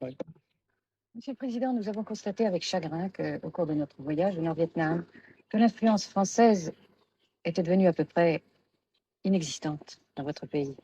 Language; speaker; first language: French; native; French